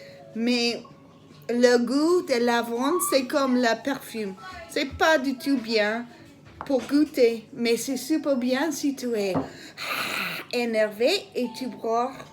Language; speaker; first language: French; non-native, learner; English